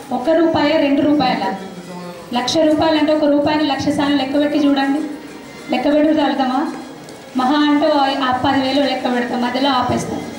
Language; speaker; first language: Telugu; native; Telugu